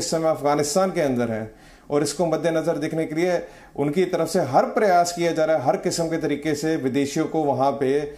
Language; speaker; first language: Hindi; native; Hindi